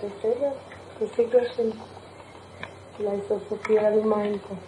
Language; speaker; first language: Hebrew; native; Hebrew